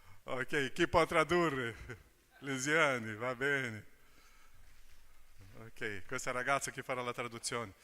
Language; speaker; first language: Italian; non-native, fluent; Portuguese